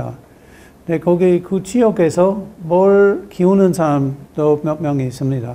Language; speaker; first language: Korean; non-native, learner; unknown